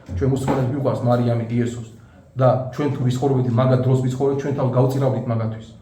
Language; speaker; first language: Georgian; non-native, local second language; Azerbaijani